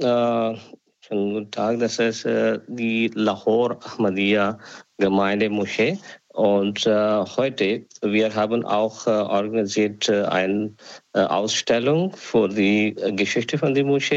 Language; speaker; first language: German; non-native, learner; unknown